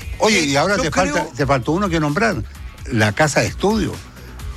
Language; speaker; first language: Spanish; native; Spanish